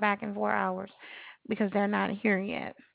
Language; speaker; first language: English; native; English